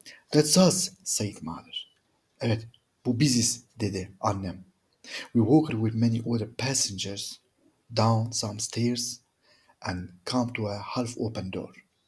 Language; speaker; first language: English; non-native, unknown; Turkish